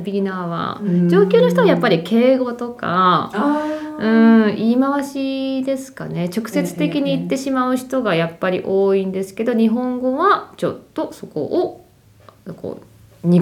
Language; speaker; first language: Japanese; native; Japanese